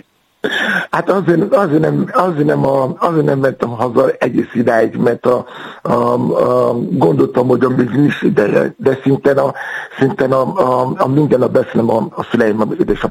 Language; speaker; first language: Hungarian; non-native, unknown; Yoruba